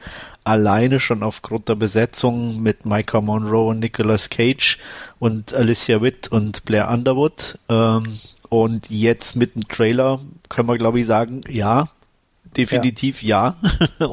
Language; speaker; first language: German; native; German